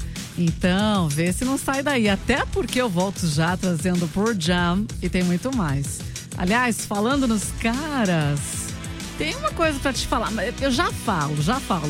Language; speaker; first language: Portuguese; native; Portuguese